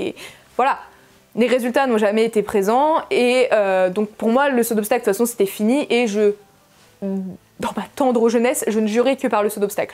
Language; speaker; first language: French; native; French